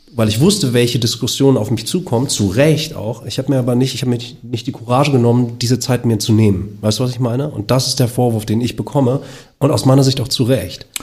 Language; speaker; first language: German; native; German